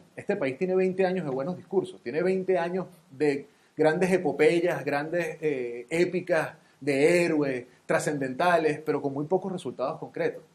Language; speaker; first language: Spanish; native; Spanish